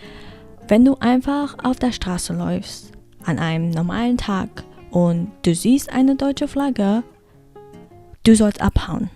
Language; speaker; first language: German; early bilingual, heritage; German